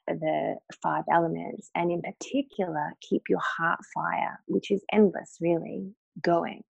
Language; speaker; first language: English; native; English